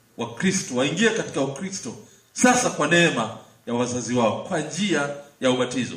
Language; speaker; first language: Swahili; native; Swahili